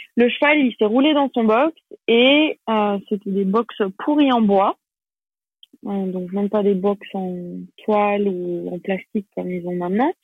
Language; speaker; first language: French; native; French